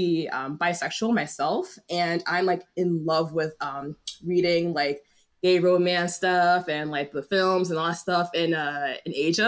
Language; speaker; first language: English; native; English